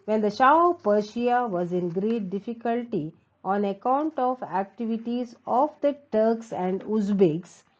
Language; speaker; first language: English; non-native, local second language; Kannada